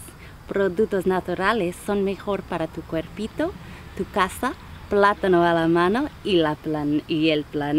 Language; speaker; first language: Spanish; non-native, learner; English